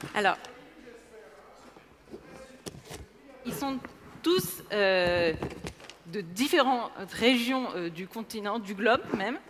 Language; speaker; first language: French; native; French